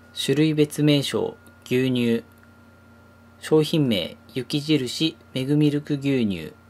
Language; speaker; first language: Japanese; native; Japanese